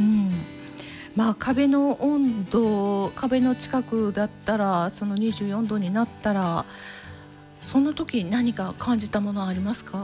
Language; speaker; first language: Japanese; native; Japanese